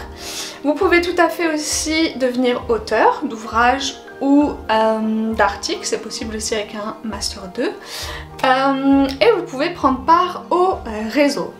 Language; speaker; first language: French; native; French